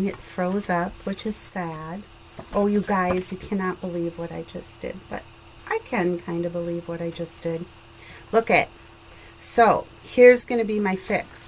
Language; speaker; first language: English; native; English